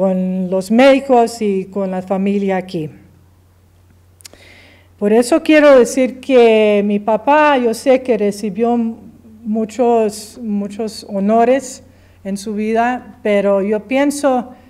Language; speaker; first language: Spanish; early bilingual, heritage; English